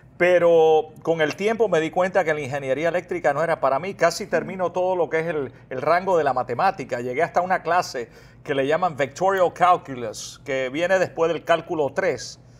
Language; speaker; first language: Spanish; native; Spanish